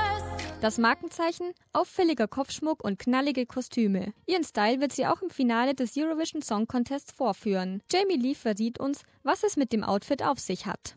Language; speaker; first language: German; native; German